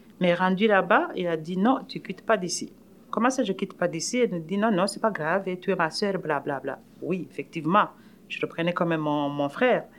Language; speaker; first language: French; non-native, local second language; Rundi